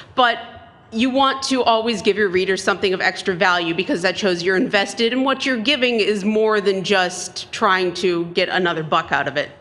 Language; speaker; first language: English; native; English